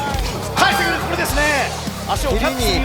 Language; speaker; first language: Japanese; native; Japanese